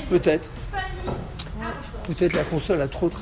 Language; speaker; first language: French; native; French